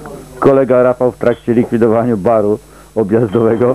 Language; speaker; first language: Polish; native; Polish